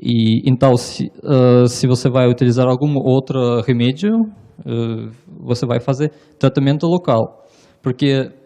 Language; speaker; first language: Portuguese; non-native, learner; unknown